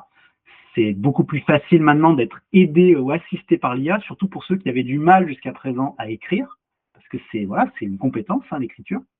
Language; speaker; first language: French; native; French